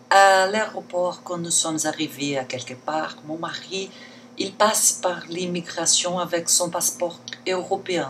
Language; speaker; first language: French; non-native, learner; Portuguese